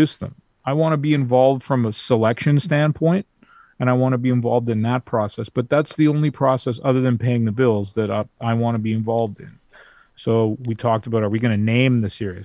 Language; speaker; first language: English; native; English